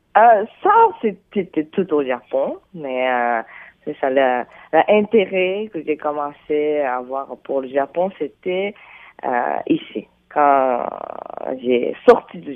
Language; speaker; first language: French; non-native, fluent; Japanese